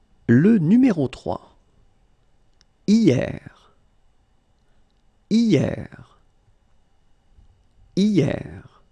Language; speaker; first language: French; native; French